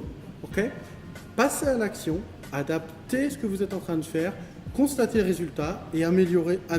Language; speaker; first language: French; native; French